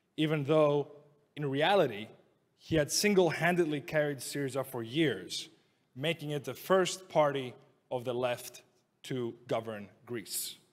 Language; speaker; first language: English; non-native, fluent; Greek